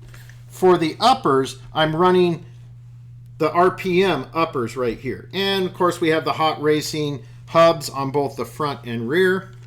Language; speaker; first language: English; native; English